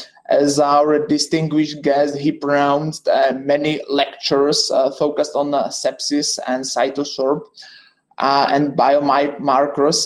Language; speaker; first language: English; non-native, fluent; Czech